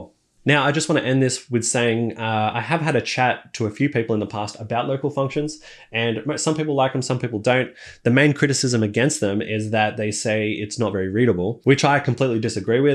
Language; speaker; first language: English; native; English